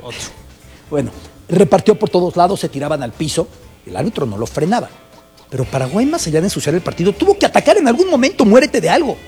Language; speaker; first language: Spanish; native; Spanish